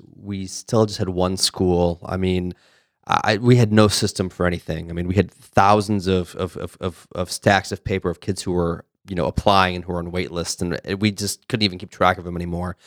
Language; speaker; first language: English; native; English